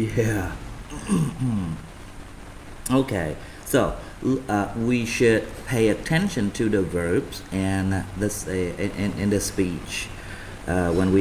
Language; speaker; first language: English; non-native, fluent; Vietnamese